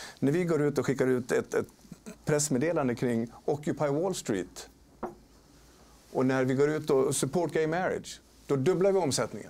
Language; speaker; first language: Swedish; native; Swedish